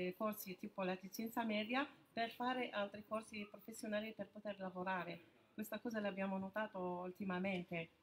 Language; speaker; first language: Italian; non-native, fluent; Arabic